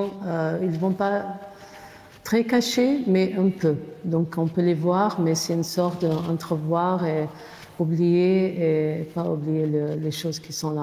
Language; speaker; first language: French; non-native, fluent; Portuguese